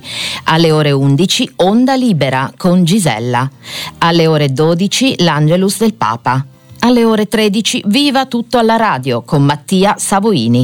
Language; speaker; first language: Italian; native; Italian